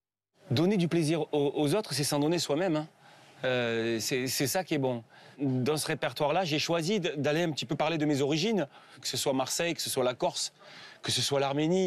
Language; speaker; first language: French; native; French